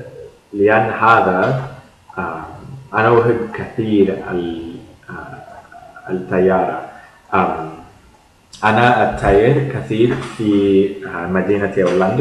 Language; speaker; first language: Arabic; non-native, learner; English